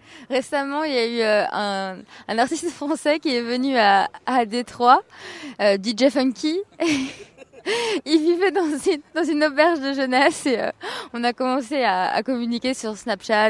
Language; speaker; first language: French; native; French